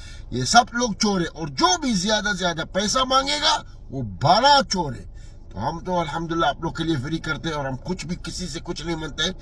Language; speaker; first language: Hindi; non-native, fluent; Arabic